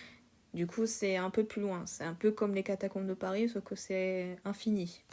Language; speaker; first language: French; native; French